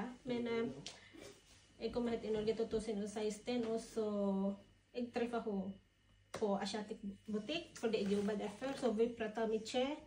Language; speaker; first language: Norwegian; non-native, learner; Filipino